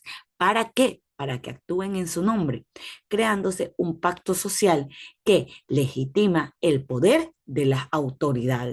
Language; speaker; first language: Spanish; native; Spanish